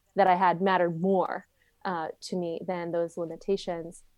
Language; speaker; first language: English; native; English